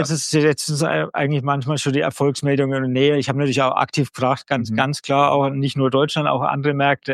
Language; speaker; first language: German; native; German